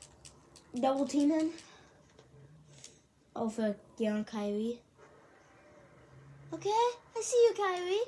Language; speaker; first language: English; native; English